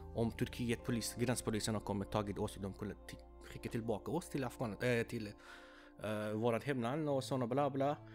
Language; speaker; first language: Swedish; non-native, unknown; Persian